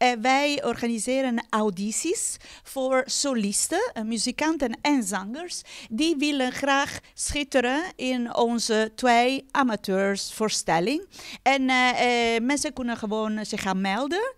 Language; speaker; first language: Dutch; non-native, fluent; Italian